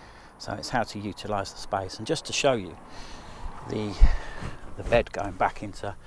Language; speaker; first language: English; native; English